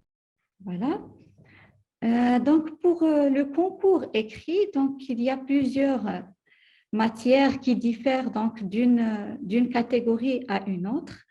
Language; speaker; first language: French; non-native, local second language; Arabic